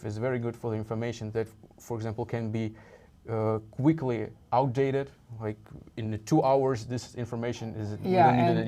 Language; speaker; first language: English; non-native, fluent; Russian